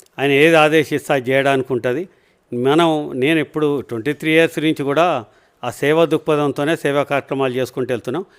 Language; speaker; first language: Telugu; native; Telugu